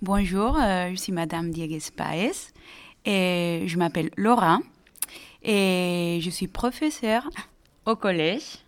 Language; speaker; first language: French; non-native, fluent; Spanish